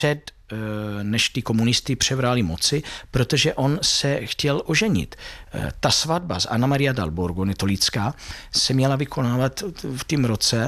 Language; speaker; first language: Czech; non-native, fluent; Italian